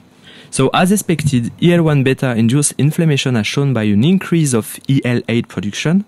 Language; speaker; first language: English; non-native, fluent; French